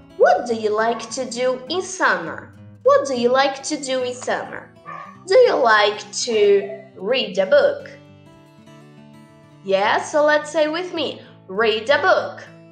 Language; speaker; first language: English; non-native, fluent; Portuguese